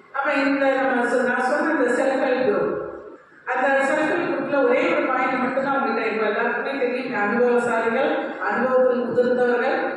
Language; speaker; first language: Tamil; non-native, local second language; Malayalam